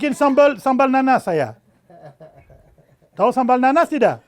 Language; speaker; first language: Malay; non-native, fluent; French